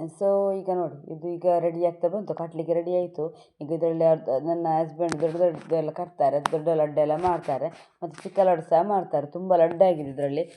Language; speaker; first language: Kannada; non-native, local second language; Tulu